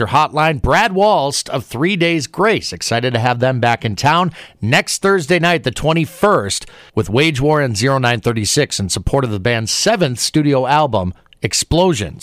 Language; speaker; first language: English; native; English